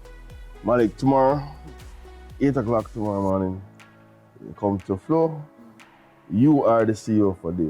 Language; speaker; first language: English; native; English